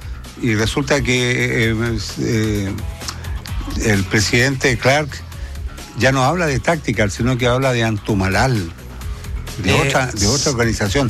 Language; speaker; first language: Spanish; native; Spanish